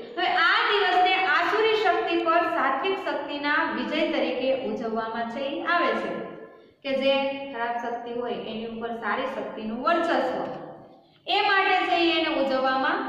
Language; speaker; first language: Gujarati; native; Gujarati